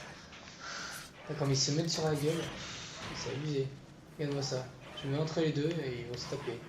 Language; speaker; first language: French; native; French